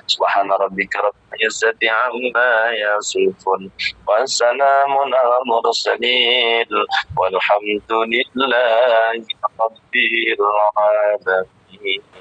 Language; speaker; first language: Indonesian; native; Indonesian